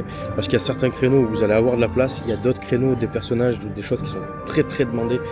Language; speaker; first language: French; native; French